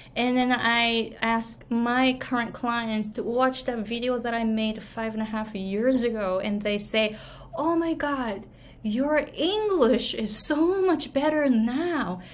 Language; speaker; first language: English; non-native, fluent; Japanese